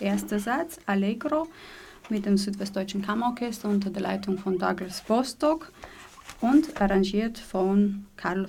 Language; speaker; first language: German; native; German